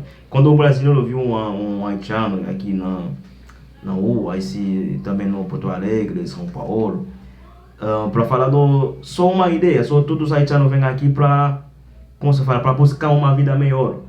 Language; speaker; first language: Portuguese; non-native, learner; Haitian Creole